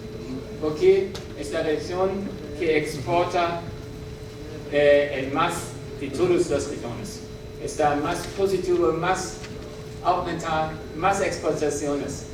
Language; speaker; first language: Spanish; non-native, learner; German